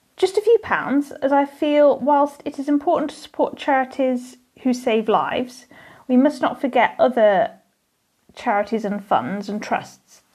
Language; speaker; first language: English; native; English